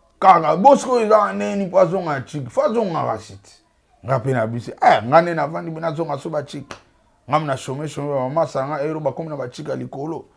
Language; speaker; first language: Lingala; native; Lingala